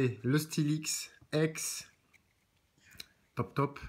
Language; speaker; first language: French; native; French